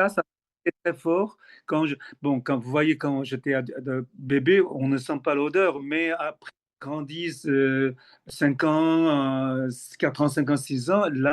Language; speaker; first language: French; non-native, fluent; Korean